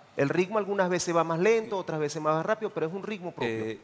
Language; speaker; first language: Spanish; native; Spanish